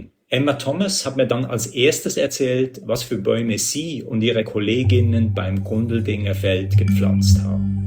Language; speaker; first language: German; native; German